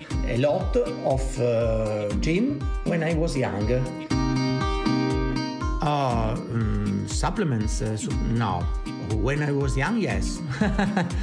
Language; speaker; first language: English; non-native, learner; Italian